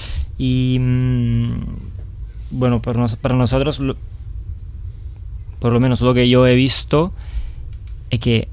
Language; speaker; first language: Spanish; non-native, fluent; Italian